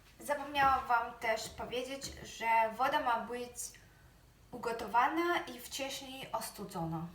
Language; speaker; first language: Polish; non-native, fluent; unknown